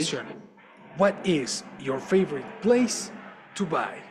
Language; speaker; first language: English; non-native, fluent; Spanish